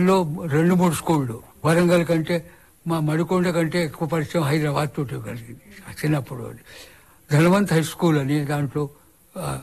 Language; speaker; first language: Telugu; non-native, local second language; Marathi